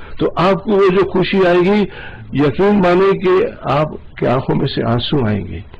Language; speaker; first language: Urdu; non-native, local second language; Gujarati